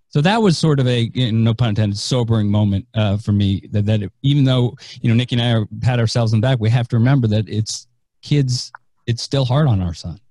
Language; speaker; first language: English; native; English